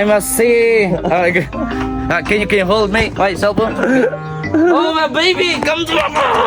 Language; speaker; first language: English; non-native, local second language; Filipino